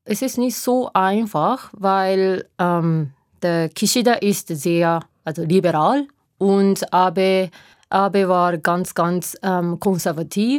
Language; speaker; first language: German; non-native, learner; Japanese